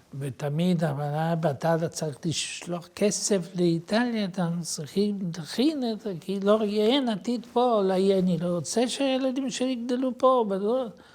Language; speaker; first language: Hebrew; non-native, fluent; Italian